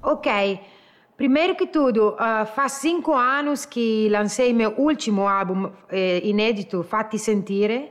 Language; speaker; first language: Portuguese; non-native, learner; Italian